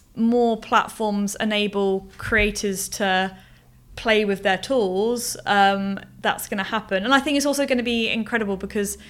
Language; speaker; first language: English; native; English